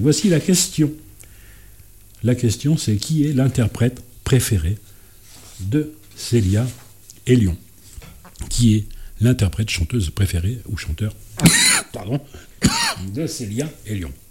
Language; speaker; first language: French; native; French